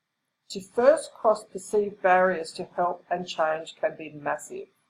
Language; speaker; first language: English; native; English